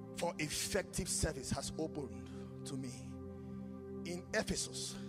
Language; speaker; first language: English; non-native, local second language; Yoruba